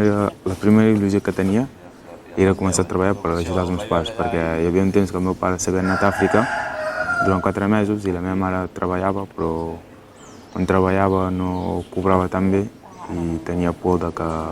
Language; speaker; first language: Catalan; early bilingual, other home language; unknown